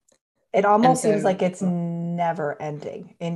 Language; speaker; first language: English; native; English